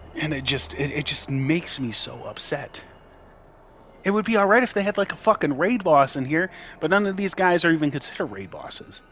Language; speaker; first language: English; native; English